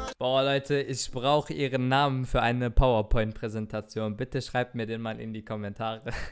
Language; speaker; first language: German; early bilingual, other home language; Turkish